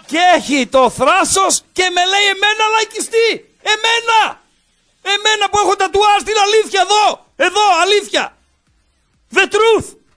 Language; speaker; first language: Greek; native; Greek